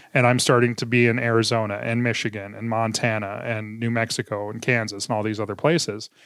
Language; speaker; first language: English; native; English